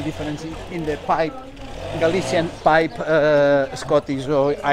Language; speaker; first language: English; non-native, learner; Galician